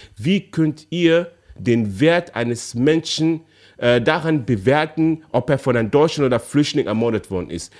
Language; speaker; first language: German; early bilingual, other home language; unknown